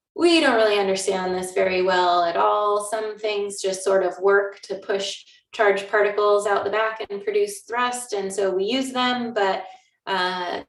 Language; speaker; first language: English; native; English